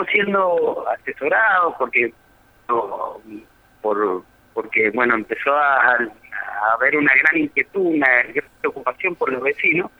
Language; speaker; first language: Spanish; native; Spanish